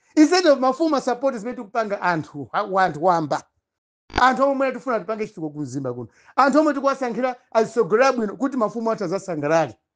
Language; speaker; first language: Nyanja; non-native, local second language; Tumbuka